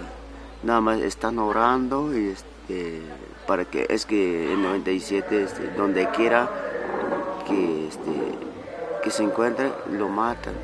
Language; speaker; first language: Spanish; non-native, local second language; Tzotzil